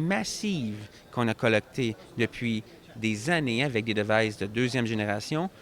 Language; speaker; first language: French; native; French